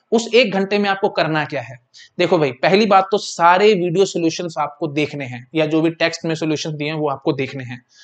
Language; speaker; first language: Hindi; native; Hindi